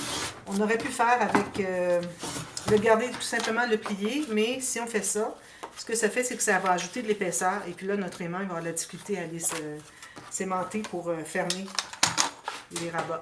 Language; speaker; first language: French; native; French